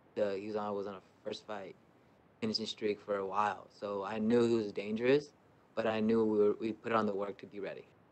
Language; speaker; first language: English; non-native, fluent; Spanish